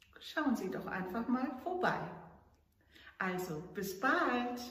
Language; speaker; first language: German; native; German